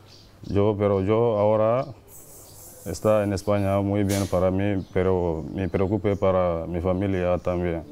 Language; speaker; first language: Spanish; non-native, learner; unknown